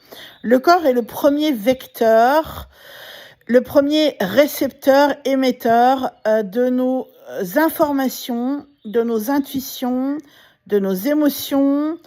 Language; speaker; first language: French; native; French